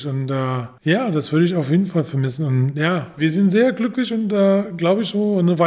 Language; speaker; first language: German; non-native, fluent; English